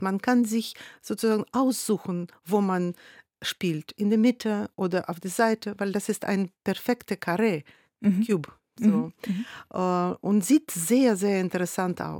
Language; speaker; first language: German; non-native, fluent; Russian